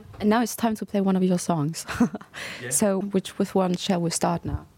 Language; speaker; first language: English; non-native, fluent; German